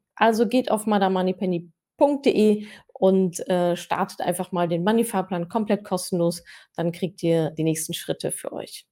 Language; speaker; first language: German; non-native, fluent; English